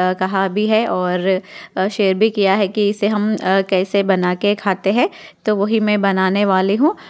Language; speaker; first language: Hindi; non-native, local second language; Telugu